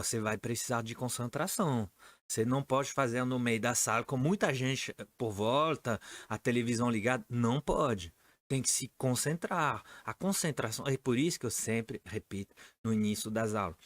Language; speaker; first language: Portuguese; non-native, fluent; French